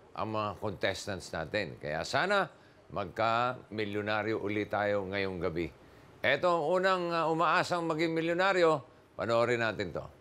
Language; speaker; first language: Filipino; native; Filipino